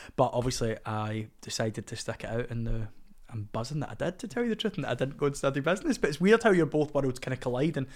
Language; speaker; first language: English; native; English